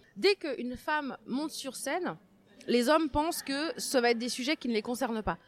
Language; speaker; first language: French; native; French